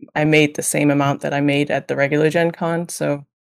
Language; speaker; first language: English; non-native, fluent; Danish